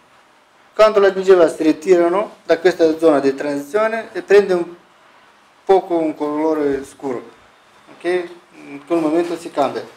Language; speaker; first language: Italian; non-native, learner; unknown